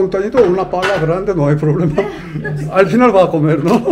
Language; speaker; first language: Spanish; non-native, learner; Korean